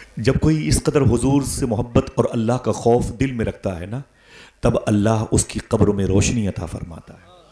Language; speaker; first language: Urdu; native; Urdu